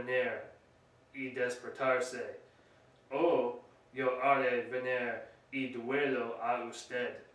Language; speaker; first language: Spanish; non-native, learner; English